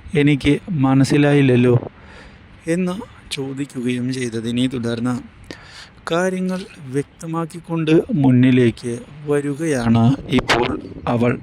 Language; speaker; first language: Malayalam; native; Malayalam